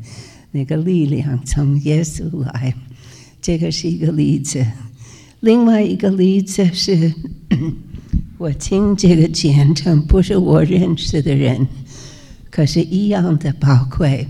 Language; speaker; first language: Chinese; non-native, fluent; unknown